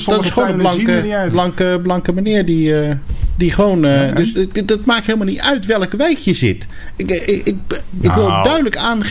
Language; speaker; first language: Dutch; native; Dutch